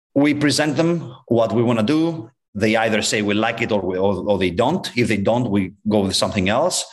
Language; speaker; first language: English; non-native, fluent; Greek